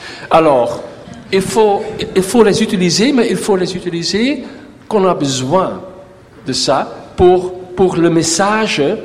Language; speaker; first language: French; non-native, learner; Dutch